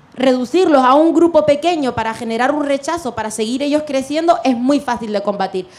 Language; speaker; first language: Spanish; non-native, fluent; Arabic